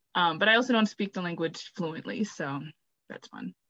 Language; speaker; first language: English; native; English